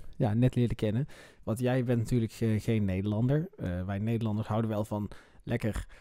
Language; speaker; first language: Dutch; native; Dutch